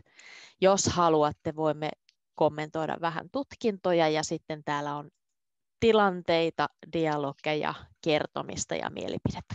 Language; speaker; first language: Finnish; native; Finnish